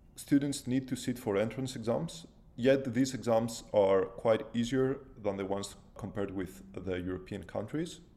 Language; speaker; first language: English; non-native, fluent; Greek